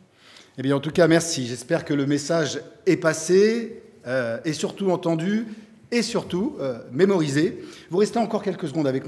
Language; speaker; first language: French; native; French